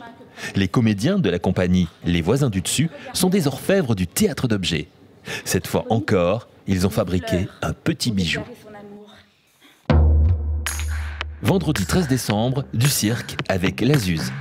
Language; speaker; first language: French; native; French